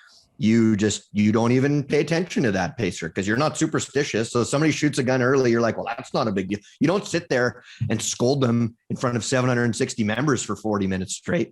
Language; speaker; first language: English; native; English